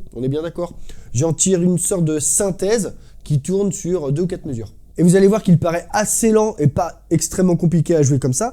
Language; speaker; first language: French; native; French